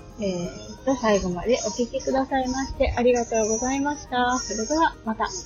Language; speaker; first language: Japanese; native; Japanese